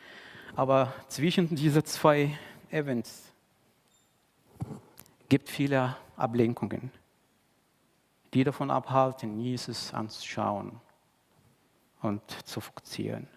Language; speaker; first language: German; non-native, fluent; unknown